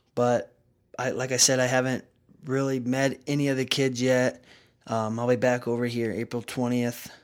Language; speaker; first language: English; native; English